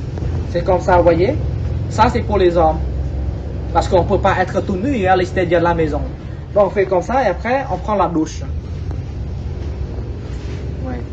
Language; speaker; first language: French; non-native, fluent; Khmer